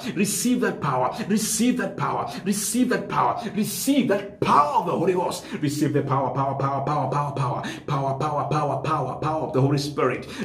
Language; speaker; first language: English; non-native, local second language; Swahili